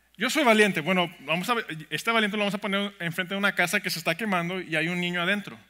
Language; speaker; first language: Spanish; early bilingual, heritage; Spanish